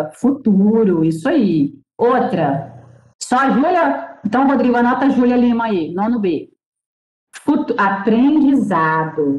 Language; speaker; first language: Portuguese; native; Portuguese